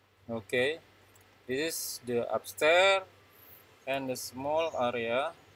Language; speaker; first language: English; non-native, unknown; Indonesian